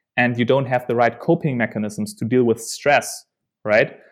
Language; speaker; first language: English; non-native, fluent; German